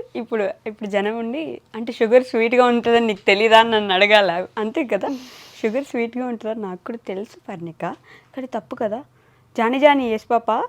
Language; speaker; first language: Telugu; native; Telugu